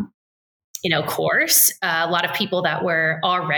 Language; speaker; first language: English; native; English